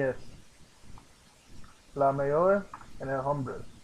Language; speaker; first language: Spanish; non-native, learner; English